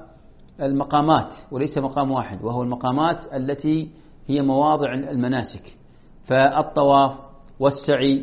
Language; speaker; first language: Arabic; native; Arabic